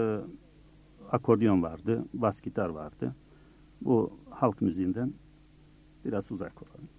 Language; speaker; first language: Turkish; early bilingual, other home language; Bosnian